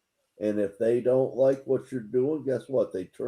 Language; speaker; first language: English; native; English